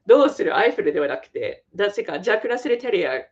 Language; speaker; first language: Japanese; non-native, fluent; English